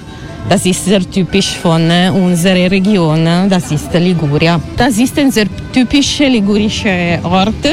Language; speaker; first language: German; non-native, learner; Italian